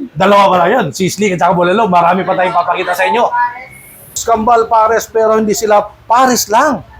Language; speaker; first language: Filipino; native; Filipino